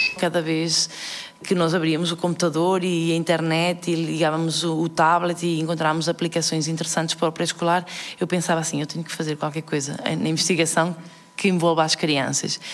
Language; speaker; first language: Portuguese; early bilingual, heritage; Portuguese